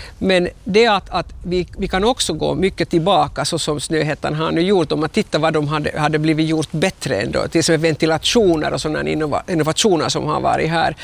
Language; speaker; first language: Swedish; non-native, local second language; Finnish